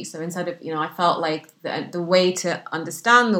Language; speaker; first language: English; non-native, fluent; Arabic